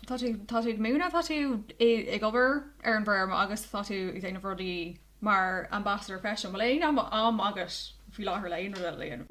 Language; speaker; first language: Irish; non-native, local second language; English